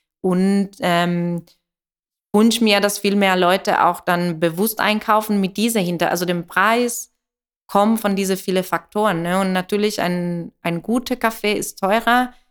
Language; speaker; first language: German; non-native, fluent; Italian